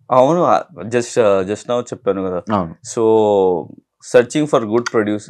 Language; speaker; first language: Telugu; non-native, learner; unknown